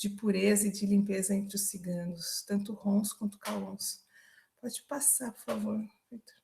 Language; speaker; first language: Portuguese; native; Portuguese